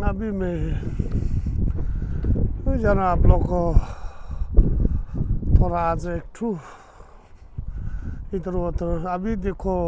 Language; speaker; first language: Hindi; non-native, fluent; Tibetan